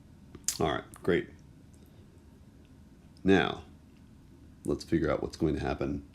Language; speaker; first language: English; native; English